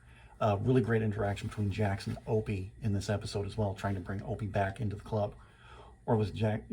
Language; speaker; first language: English; native; English